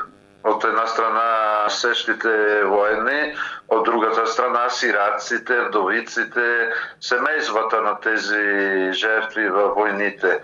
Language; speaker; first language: Bulgarian; non-native, fluent; Italian